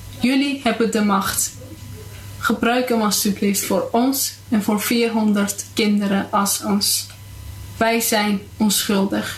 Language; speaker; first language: Dutch; early bilingual, other home language; Armenian